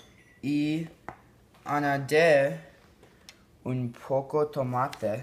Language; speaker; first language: Spanish; non-native, learner; English